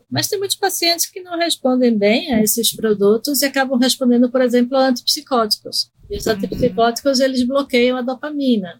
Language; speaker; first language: Portuguese; early bilingual, other home language; Spanish